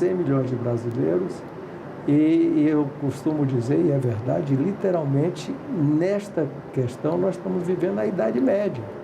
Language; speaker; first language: Portuguese; native; Portuguese